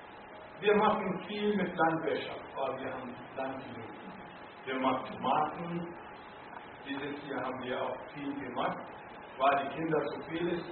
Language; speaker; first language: German; non-native, fluent; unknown